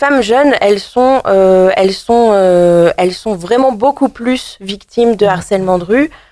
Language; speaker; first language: French; native; French